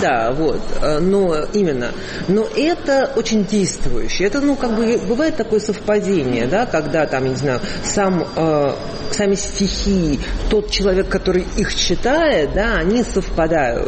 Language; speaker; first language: Russian; native; Russian